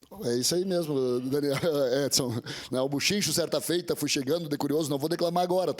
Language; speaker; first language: Portuguese; native; Portuguese